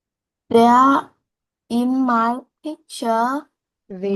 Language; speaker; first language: English; non-native, learner; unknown